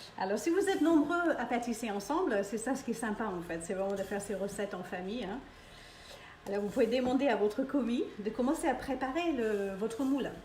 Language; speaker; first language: French; non-native, fluent; English